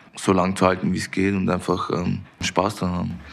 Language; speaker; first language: German; native; German